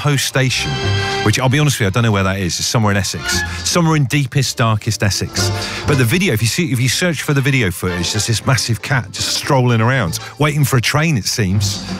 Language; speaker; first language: English; native; English